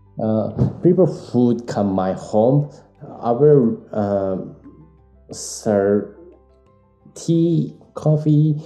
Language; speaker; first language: English; non-native, learner; Japanese